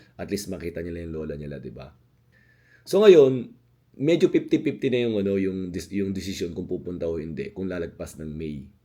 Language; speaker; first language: Filipino; native; Filipino